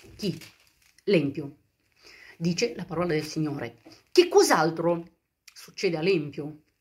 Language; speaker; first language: Italian; non-native, fluent; Romanian